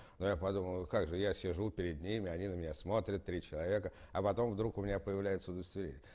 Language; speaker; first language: Russian; native; Russian